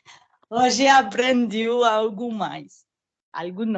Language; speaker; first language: Portuguese; non-native, learner; Spanish